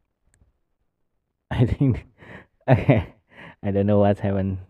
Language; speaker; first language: English; non-native, learner; Indonesian